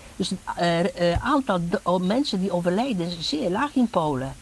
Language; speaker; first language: Dutch; non-native, fluent; Polish